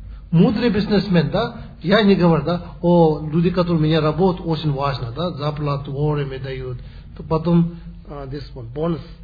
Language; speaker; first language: Russian; non-native, learner; Tibetan